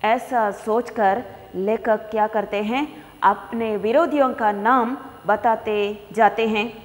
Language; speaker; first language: Hindi; non-native, local second language; Kannada